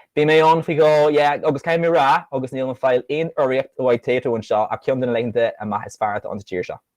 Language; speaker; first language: Irish; native; Irish